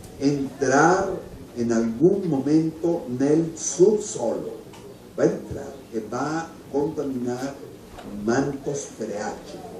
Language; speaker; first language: Portuguese; non-native, learner; Spanish